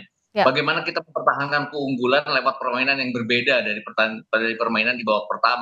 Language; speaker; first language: Indonesian; native; Indonesian